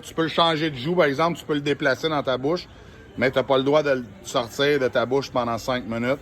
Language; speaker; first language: French; native; French